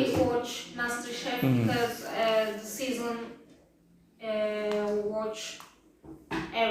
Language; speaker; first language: English; non-native, learner; Turkish